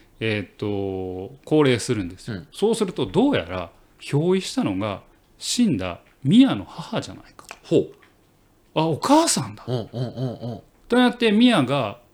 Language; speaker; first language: Japanese; native; Japanese